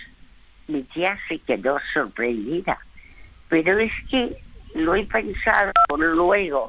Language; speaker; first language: Spanish; early bilingual, other home language; French